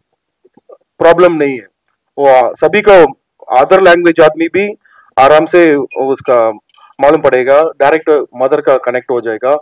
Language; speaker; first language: Hindi; non-native, local second language; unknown